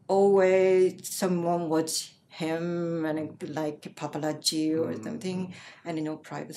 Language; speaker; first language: English; non-native, learner; Japanese